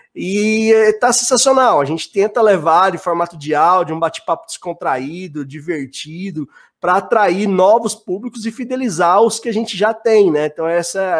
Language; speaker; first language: Portuguese; native; Portuguese